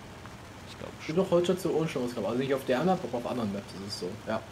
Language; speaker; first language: German; native; German